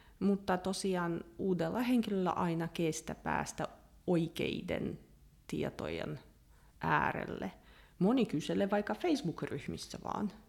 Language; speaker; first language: Finnish; non-native, fluent; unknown